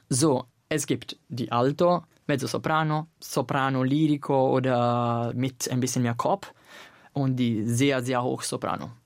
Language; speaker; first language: German; non-native, fluent; Italian